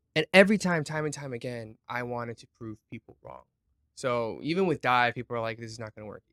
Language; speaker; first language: English; native; English